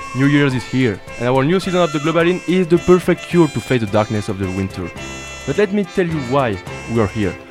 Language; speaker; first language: English; non-native, fluent; French